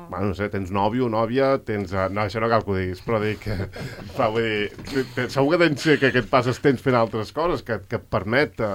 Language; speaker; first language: Catalan; native; Catalan